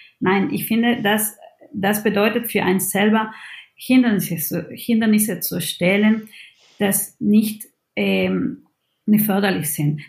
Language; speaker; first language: German; non-native, fluent; Spanish